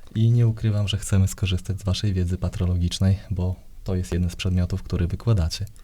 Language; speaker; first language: Polish; native; Polish